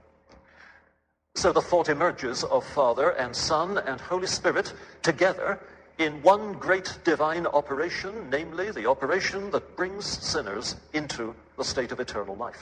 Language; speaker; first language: English; native; English